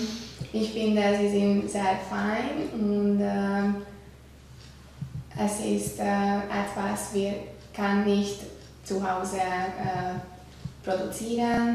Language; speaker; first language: German; non-native, learner; Hungarian